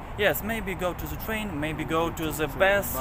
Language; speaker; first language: English; non-native, learner; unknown